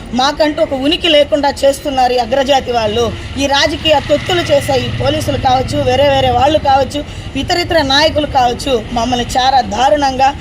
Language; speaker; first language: Telugu; non-native, local second language; Lambadi